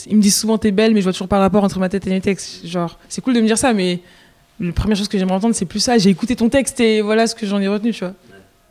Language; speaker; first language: French; native; French